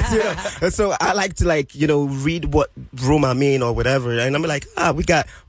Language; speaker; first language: English; non-native, local second language; Yoruba